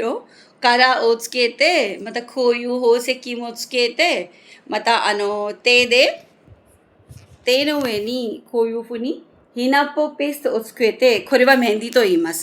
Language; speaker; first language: Japanese; non-native, fluent; Hindi